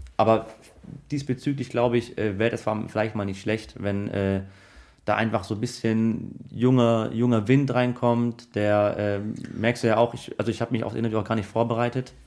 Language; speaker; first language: German; early bilingual, other home language; Arabic